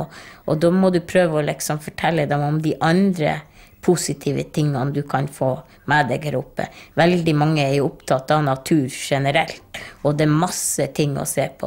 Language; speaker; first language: Norwegian; native; Norwegian